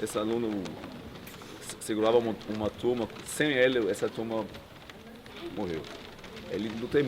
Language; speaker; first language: Portuguese; non-native, learner; German